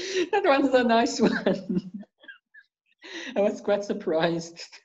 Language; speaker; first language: English; non-native, fluent; German